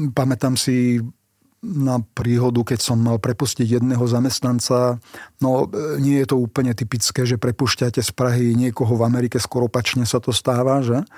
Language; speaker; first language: Slovak; non-native, local second language; Hungarian